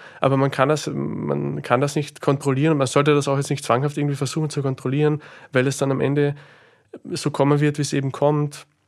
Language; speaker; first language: German; native; German